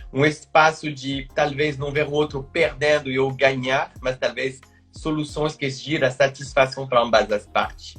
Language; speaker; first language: Portuguese; non-native, fluent; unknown